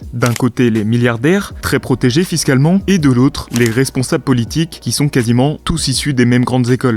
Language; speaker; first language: French; native; French